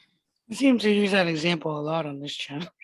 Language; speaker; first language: English; native; English